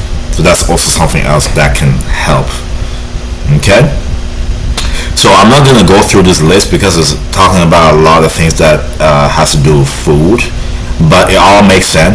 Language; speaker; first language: English; native; English